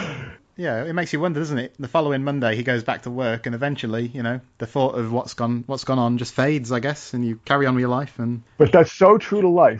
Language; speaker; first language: English; native; English